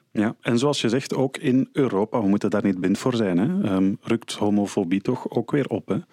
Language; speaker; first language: Dutch; native; Dutch